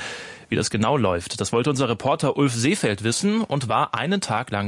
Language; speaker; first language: German; native; German